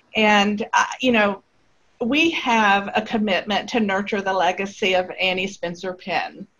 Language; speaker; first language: English; native; English